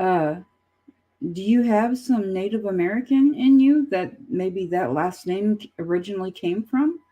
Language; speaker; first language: English; native; English